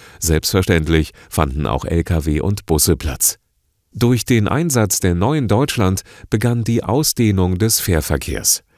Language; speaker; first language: German; native; German